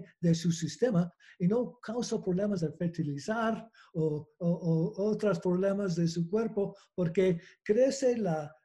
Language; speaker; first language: Spanish; non-native, learner; English